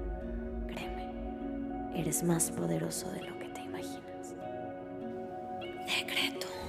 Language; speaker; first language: Spanish; native; Spanish